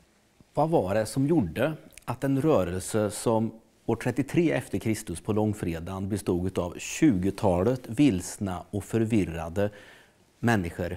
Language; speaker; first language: Swedish; native; Swedish